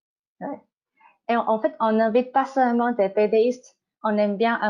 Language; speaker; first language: French; non-native, fluent; Chinese